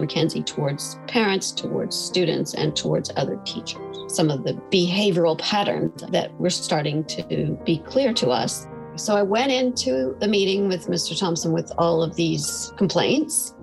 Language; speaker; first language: English; native; English